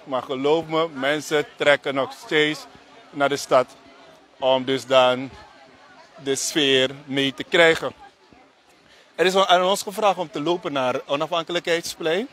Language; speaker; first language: Dutch; native; Dutch